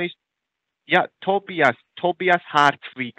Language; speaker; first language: German; non-native, fluent; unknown